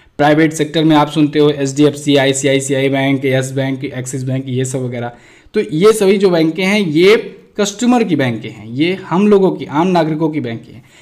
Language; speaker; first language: Hindi; native; Hindi